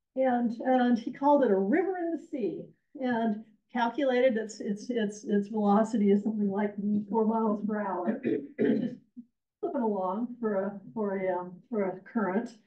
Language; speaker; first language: English; native; English